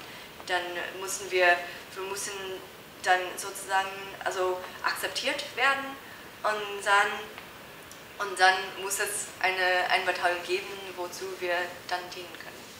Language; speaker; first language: German; non-native, fluent; English